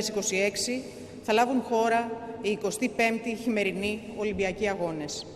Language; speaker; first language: Greek; native; Greek